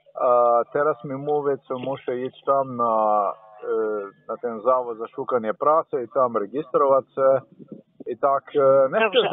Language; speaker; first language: Polish; non-native, learner; Slovenian